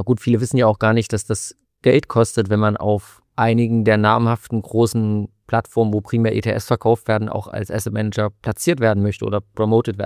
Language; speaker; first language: German; native; German